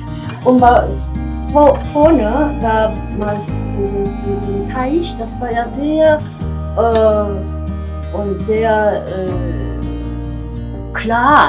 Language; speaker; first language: German; non-native, fluent; Korean